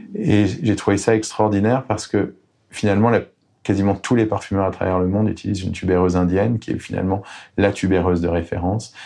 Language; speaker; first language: French; native; French